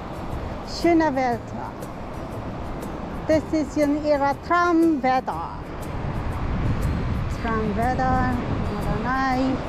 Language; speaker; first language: German; non-native, learner; Filipino